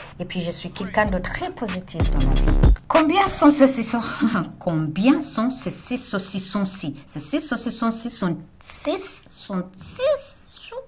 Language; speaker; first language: French; non-native, fluent; Ganda